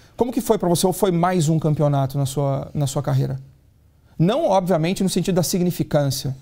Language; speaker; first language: Portuguese; native; Portuguese